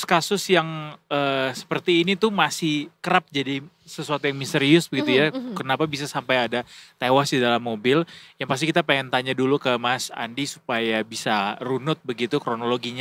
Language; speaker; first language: Indonesian; native; Indonesian